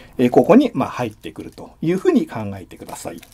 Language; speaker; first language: Japanese; native; Japanese